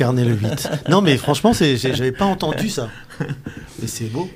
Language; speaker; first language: French; native; French